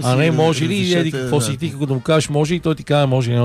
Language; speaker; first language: Bulgarian; native; Bulgarian